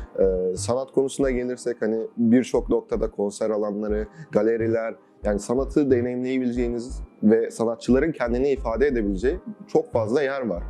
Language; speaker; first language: Turkish; native; Turkish